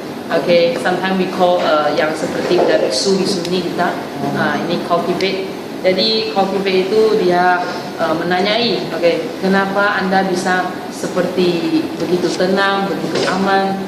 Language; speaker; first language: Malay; non-native, fluent; Chinese